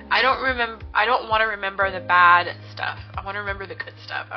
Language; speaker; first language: English; native; English